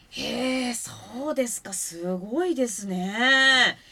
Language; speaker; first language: Japanese; native; Japanese